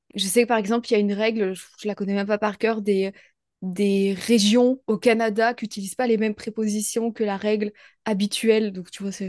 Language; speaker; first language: French; native; French